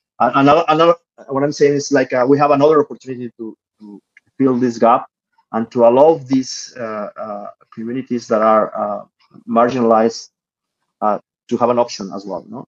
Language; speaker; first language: English; non-native, fluent; Spanish